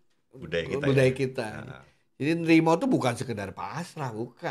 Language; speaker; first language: Indonesian; non-native, local second language; Javanese